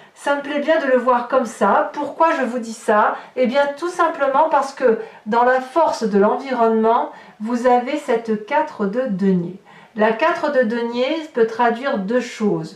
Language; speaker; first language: French; native; French